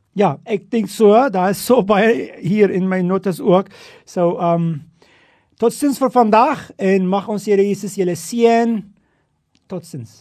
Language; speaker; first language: Afrikaans; non-native, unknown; Turkish